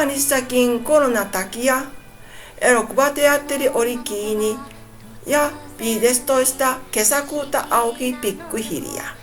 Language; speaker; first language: Finnish; non-native, learner; Japanese